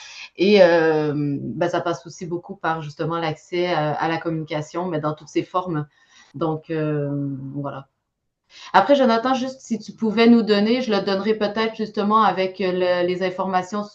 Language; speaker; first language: French; native; French